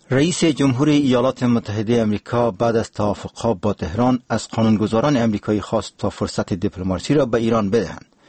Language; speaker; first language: Persian; native; Persian